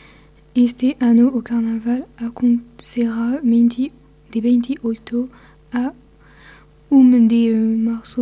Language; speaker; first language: Portuguese; non-native, learner; French